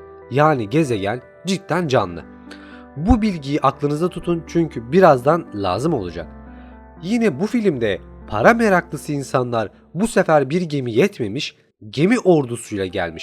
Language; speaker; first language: Turkish; native; Turkish